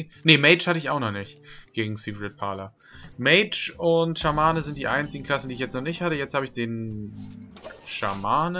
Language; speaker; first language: German; native; German